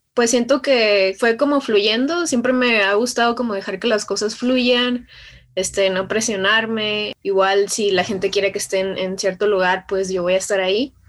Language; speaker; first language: Spanish; native; Spanish